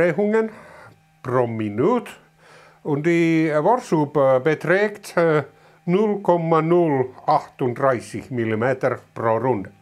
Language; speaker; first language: German; non-native, learner; Finnish